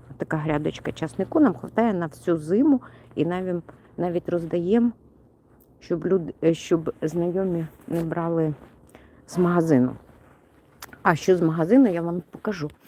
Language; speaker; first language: Ukrainian; non-native, local second language; Russian